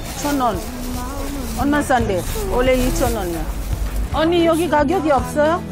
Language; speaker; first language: Korean; non-native, learner; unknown